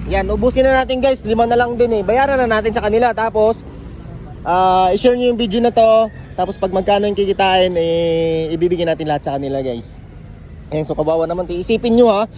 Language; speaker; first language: Filipino; native; Filipino